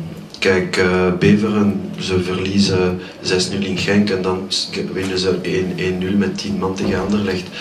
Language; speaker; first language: Dutch; non-native, local second language; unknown